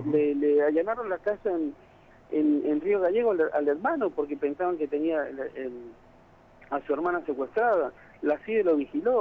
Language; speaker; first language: Spanish; native; Spanish